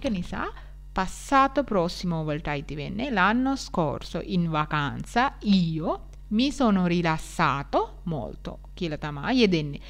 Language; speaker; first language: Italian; non-native, fluent; Sinhala